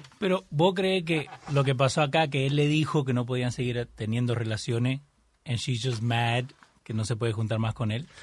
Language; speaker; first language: Spanish; early bilingual, heritage; Spanish